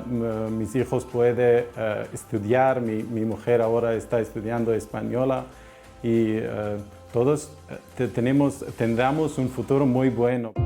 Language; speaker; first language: Spanish; non-native, learner; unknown